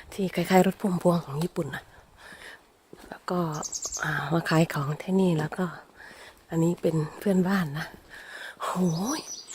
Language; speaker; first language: Thai; native; Thai